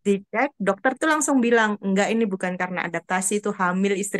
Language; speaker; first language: Indonesian; native; Indonesian